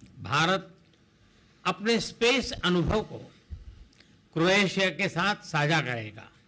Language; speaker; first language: Hindi; non-native, local second language; Gujarati